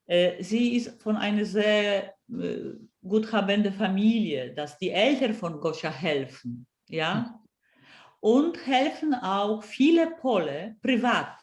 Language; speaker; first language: German; non-native, fluent; Polish